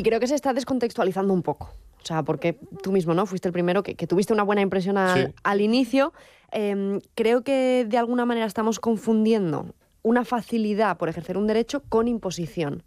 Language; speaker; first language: Spanish; native; Spanish